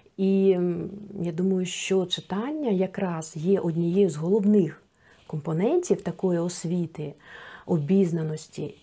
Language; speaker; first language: Ukrainian; non-native, local second language; Russian